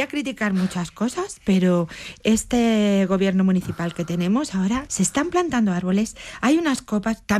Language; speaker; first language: Spanish; native; Spanish